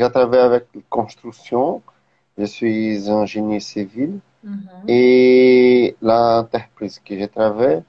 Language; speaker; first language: French; non-native, learner; Portuguese